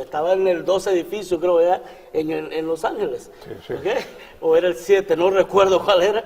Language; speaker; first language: Spanish; native; Spanish